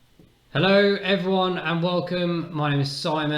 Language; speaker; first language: English; native; English